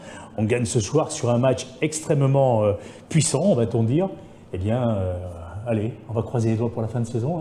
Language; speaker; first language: French; native; French